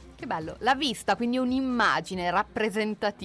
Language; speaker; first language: Italian; native; Italian